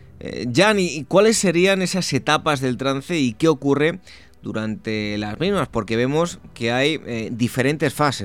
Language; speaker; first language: Spanish; native; Spanish